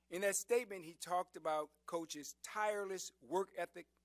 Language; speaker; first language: English; native; English